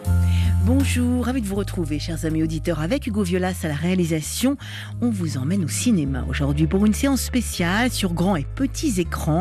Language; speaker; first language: French; native; French